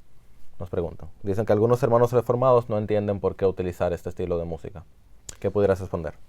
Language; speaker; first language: Spanish; native; Spanish